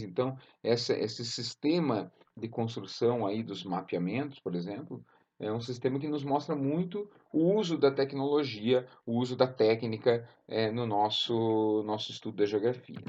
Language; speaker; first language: Portuguese; native; Portuguese